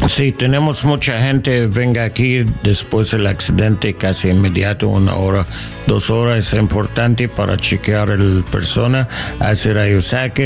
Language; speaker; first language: Spanish; non-native, learner; English